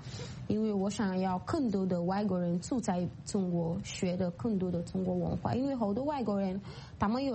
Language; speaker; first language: Chinese; non-native, fluent; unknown